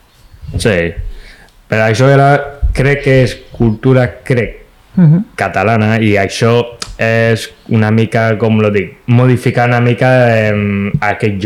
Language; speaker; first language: Catalan; non-native, local second language; Spanish